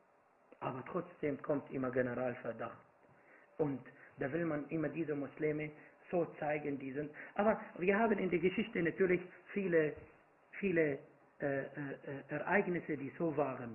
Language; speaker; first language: German; non-native, fluent; Arabic